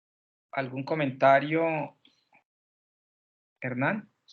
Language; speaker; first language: Spanish; native; Spanish